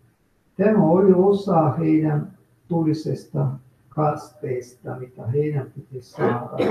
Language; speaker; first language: Finnish; non-native, fluent; Russian